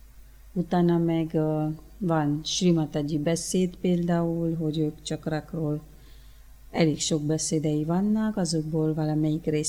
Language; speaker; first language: Hungarian; early bilingual, other home language; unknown